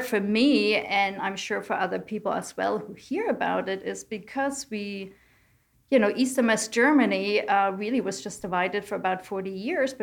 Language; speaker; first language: English; non-native, fluent; German